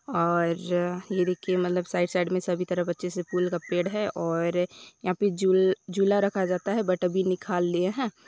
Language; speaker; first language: Hindi; native; Hindi